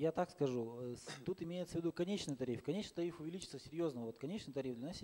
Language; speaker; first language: Russian; native; Russian